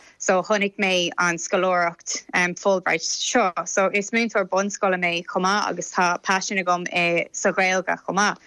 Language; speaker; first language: Irish; non-native, local second language; English